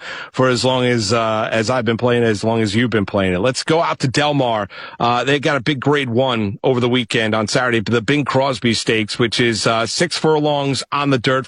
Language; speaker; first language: English; native; English